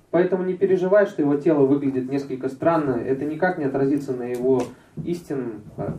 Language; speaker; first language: Russian; native; Russian